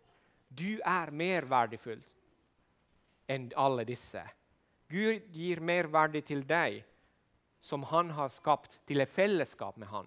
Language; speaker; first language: Swedish; non-native, local second language; Finnish